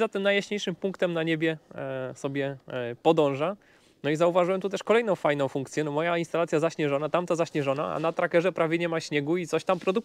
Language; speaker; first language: Polish; native; Polish